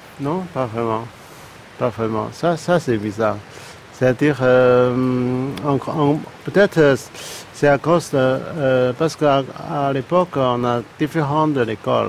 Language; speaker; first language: French; non-native, learner; Cantonese